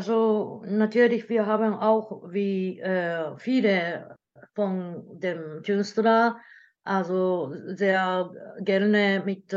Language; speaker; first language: German; non-native, learner; Japanese